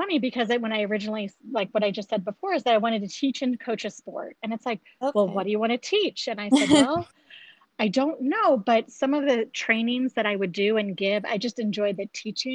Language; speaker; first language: English; native; English